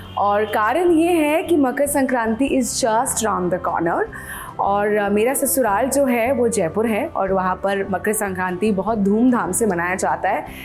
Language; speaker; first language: Hindi; non-native, local second language; Bangla